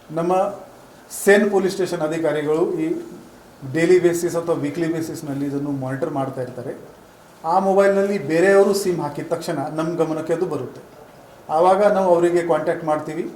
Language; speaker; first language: Kannada; non-native, fluent; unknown